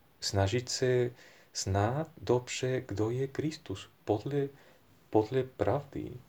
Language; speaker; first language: Czech; non-native, fluent; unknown